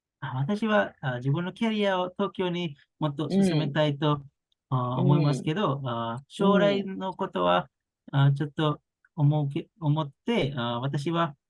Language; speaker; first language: Japanese; non-native, learner; Bangla